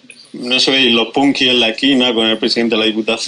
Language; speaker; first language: Spanish; native; Spanish